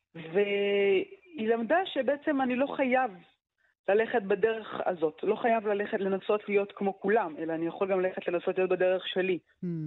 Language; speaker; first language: Hebrew; early bilingual, other home language; Arabic